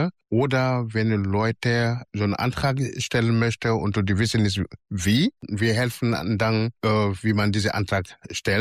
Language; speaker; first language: German; non-native, learner; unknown